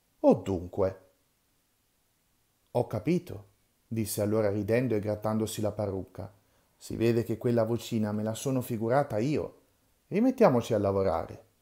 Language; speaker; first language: Italian; native; Italian